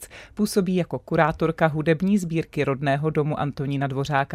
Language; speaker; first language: Czech; native; Czech